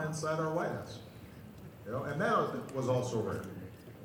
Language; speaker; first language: English; native; English